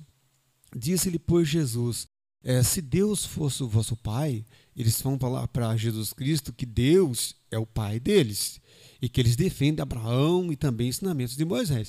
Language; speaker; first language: Portuguese; native; Portuguese